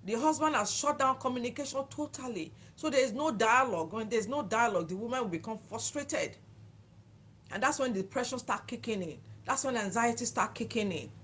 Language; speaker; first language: English; non-native, local second language; Yoruba